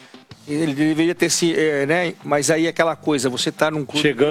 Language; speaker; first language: Portuguese; native; Portuguese